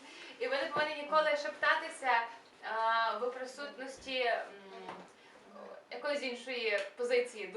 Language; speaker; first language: Ukrainian; native; Ukrainian